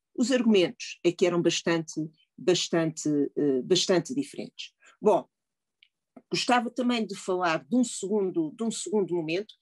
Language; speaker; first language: Portuguese; native; Portuguese